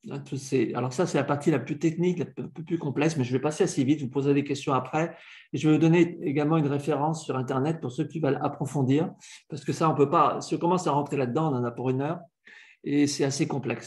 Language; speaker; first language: French; native; French